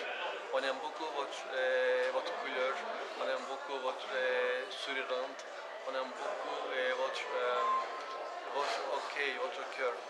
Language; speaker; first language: French; non-native, learner; Turkish